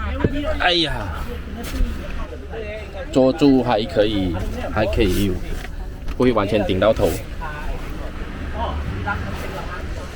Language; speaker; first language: Chinese; native; Chinese